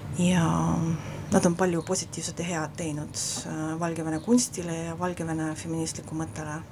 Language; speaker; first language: Estonian; non-native, local second language; Russian